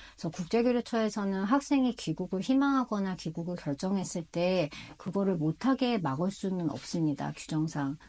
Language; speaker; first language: Korean; native; Korean